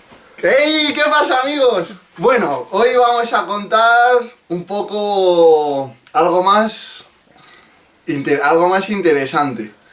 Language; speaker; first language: Spanish; native; Spanish